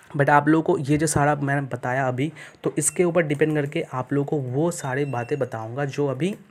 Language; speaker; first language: Hindi; non-native, local second language; Bangla